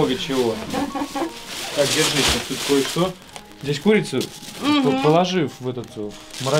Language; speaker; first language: Russian; native; Russian